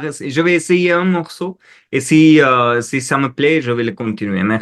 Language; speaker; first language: French; non-native, fluent; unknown